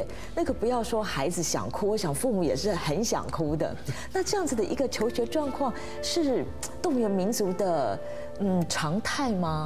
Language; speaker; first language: Chinese; native; Chinese